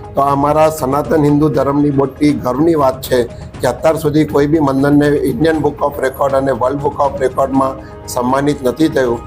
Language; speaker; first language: Gujarati; non-native, local second language; Sindhi